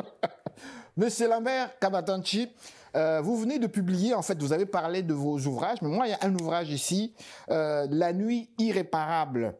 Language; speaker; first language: French; non-native, local second language; Lingala